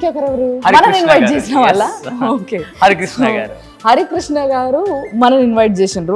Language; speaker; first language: Telugu; native; Telugu